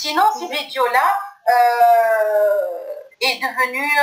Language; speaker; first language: French; non-native, local second language; Arabic